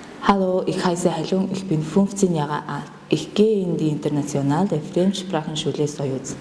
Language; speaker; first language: German; non-native, learner; Mongolian